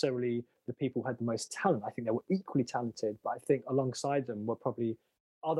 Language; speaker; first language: English; native; English